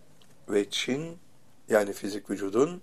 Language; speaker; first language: Turkish; native; Turkish